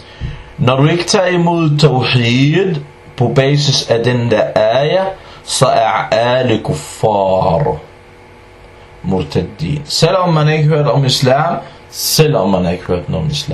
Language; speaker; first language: Danish; non-native, fluent; Arabic